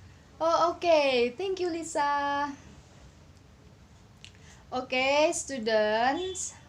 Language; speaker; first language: English; non-native, learner; Indonesian